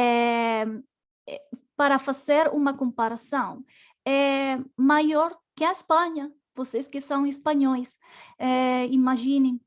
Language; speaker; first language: Portuguese; non-native, learner; Spanish